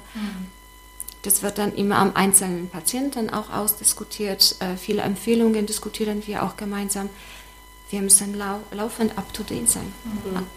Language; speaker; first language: German; non-native, fluent; Polish